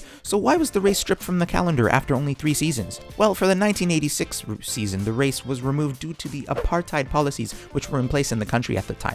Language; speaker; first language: English; native; English